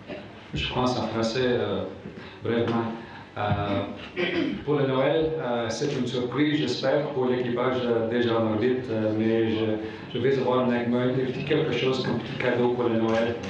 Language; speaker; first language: French; non-native, local second language; English